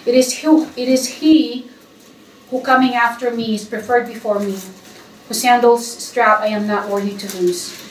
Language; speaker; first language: English; non-native, local second language; Filipino